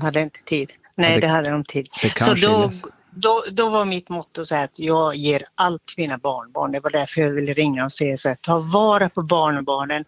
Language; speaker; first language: Swedish; native; Swedish